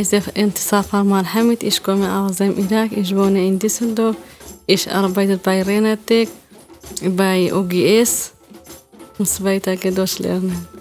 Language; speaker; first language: German; non-native, learner; Arabic